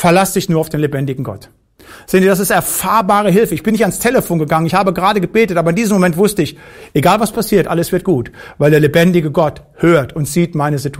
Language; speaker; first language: German; native; German